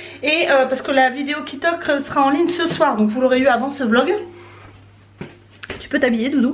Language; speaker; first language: French; native; French